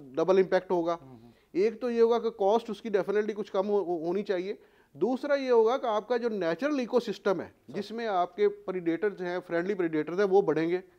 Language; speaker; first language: Urdu; non-native, local second language; Punjabi